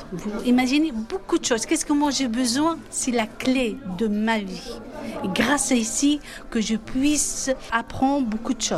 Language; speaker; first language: French; non-native, fluent; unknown